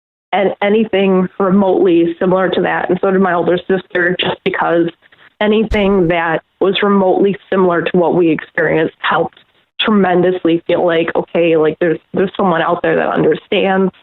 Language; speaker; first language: English; native; English